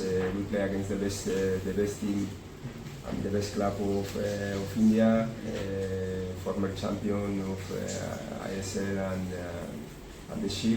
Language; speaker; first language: English; non-native, learner; Spanish